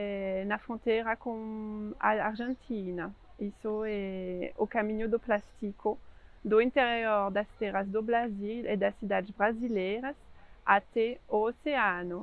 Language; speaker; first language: Portuguese; non-native, fluent; French